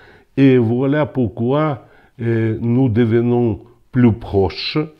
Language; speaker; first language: French; non-native, local second language; Ukrainian